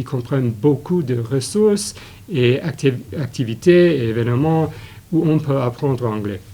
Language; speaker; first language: French; non-native, fluent; English